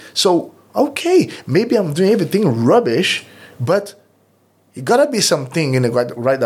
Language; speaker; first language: English; non-native, fluent; Portuguese